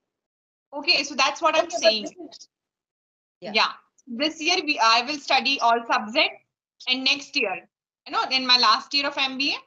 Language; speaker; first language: English; non-native, local second language; Hindi